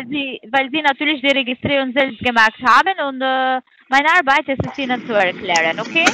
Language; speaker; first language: German; non-native, fluent; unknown